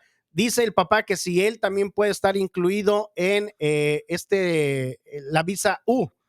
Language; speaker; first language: Spanish; native; Spanish